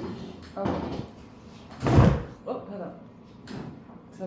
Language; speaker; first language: French; non-native, learner; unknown